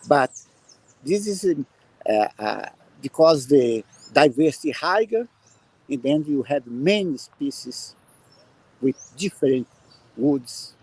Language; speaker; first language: English; non-native, learner; Portuguese